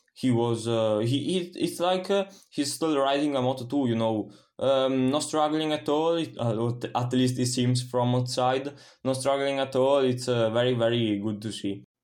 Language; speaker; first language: English; non-native, fluent; Italian